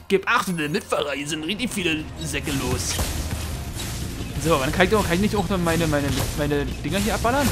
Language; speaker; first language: German; native; German